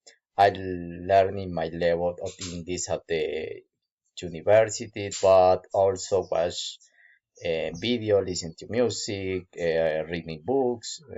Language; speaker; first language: English; non-native, learner; Spanish